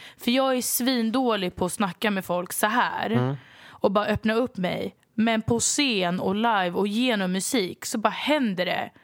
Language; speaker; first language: Swedish; early bilingual, other home language; Lingala